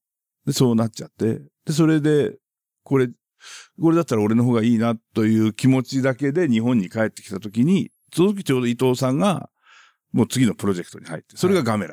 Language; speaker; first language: Japanese; native; Japanese